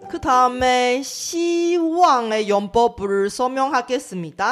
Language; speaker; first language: Korean; non-native, fluent; Chinese